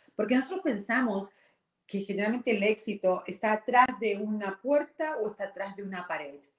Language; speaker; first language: Spanish; native; Spanish